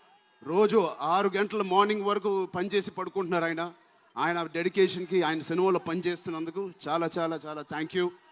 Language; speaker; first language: Telugu; native; Telugu